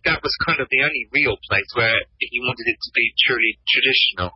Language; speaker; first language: English; native; English